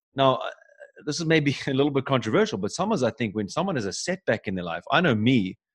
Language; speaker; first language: English; native; English